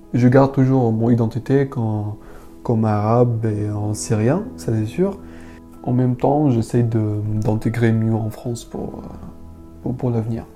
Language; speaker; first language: French; non-native, learner; Arabic